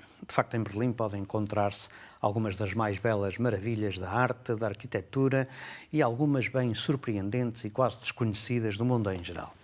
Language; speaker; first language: Portuguese; native; Portuguese